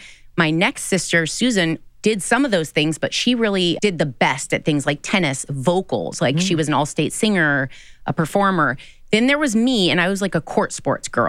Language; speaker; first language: English; native; English